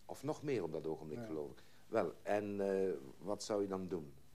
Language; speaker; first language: Dutch; native; Dutch